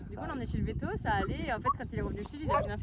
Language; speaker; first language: French; native; French